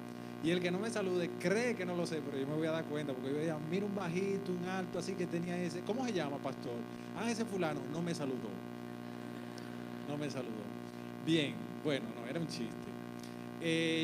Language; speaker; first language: Spanish; native; Spanish